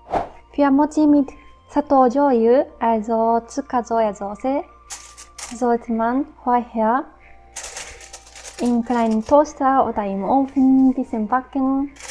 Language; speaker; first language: German; non-native, fluent; Japanese